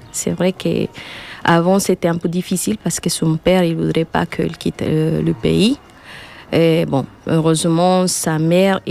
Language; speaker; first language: French; non-native, learner; Spanish